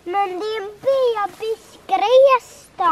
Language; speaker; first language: Swedish; early bilingual, other home language; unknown